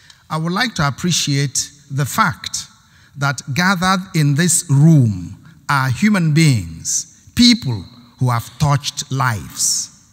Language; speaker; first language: English; non-native, local second language; Igbo